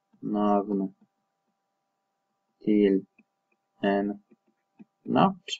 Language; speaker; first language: Norwegian; non-native, fluent; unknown